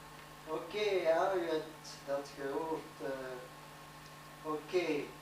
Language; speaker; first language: Dutch; non-native, learner; French